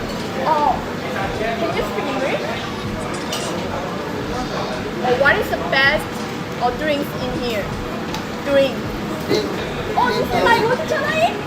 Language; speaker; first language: English; non-native, learner; Japanese